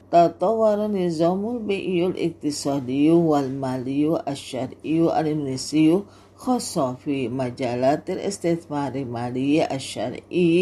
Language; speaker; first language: Arabic; non-native, fluent; Indonesian